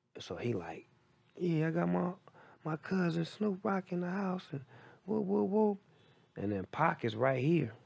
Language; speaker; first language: English; native; English